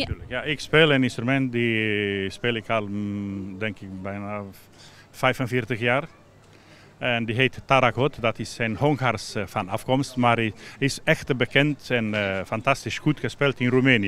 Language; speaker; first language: Dutch; non-native, fluent; Romanian